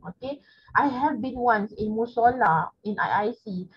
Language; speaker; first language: English; non-native, local second language; Malay